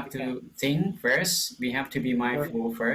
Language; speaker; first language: English; non-native, fluent; Lao